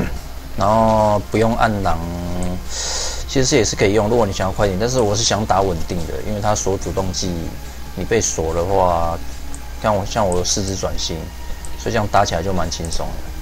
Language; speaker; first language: Chinese; native; Chinese